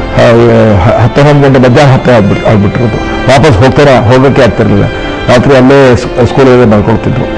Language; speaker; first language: Kannada; native; Kannada